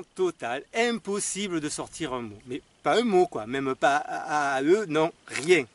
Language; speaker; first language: French; native; French